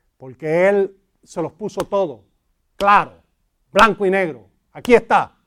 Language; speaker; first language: Spanish; early bilingual, heritage; Spanish